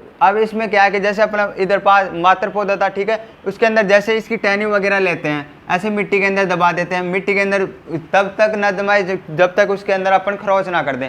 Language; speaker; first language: Hindi; native; Hindi